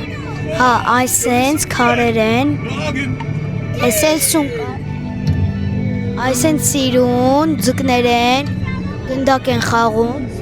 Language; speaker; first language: Armenian; early bilingual, heritage; Armenian